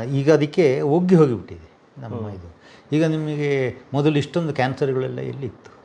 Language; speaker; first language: Kannada; native; Kannada